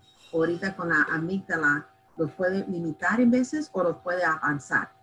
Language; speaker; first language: Spanish; early bilingual, heritage; Spanish